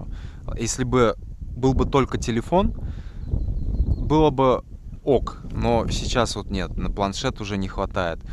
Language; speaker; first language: Russian; native; Russian